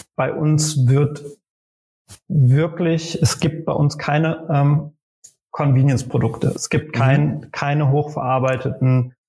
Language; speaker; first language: German; native; German